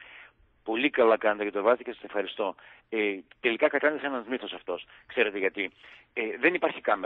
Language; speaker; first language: Greek; native; Greek